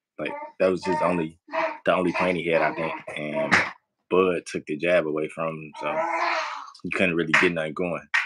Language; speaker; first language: English; native; English